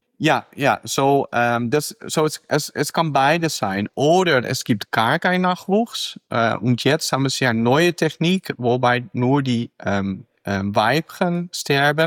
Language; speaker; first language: German; non-native, fluent; Dutch